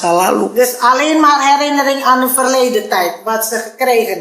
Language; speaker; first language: Dutch; non-native, learner; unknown